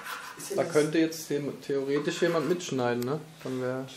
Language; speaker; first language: German; native; German